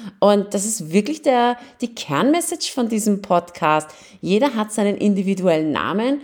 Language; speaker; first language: German; early bilingual, other home language; Persian